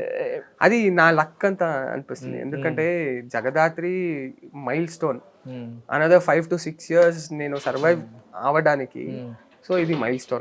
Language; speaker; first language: Telugu; non-native, learner; Kannada